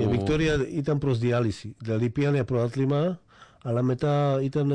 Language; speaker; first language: Greek; non-native, fluent; Slovak